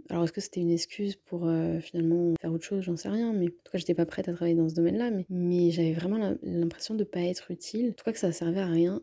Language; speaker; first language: French; native; French